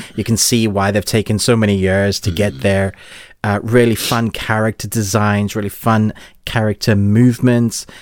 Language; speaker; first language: English; native; English